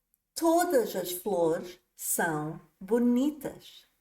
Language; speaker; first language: Portuguese; non-native, fluent; English